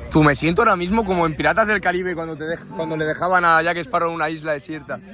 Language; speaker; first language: Spanish; native; Spanish